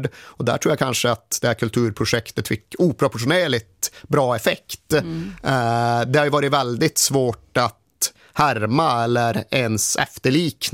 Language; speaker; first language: Swedish; native; Swedish